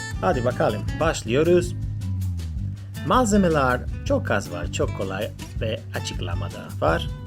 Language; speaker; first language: Turkish; non-native, learner; Spanish